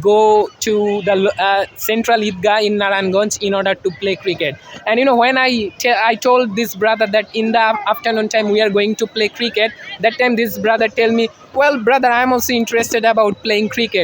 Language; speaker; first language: English; non-native, fluent; Bangla